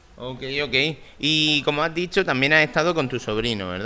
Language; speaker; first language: Spanish; native; Spanish